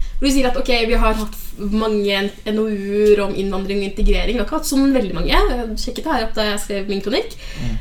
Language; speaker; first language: Norwegian; early bilingual, other home language; Somali